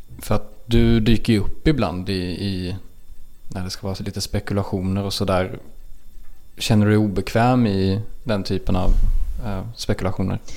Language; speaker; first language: Swedish; native; Swedish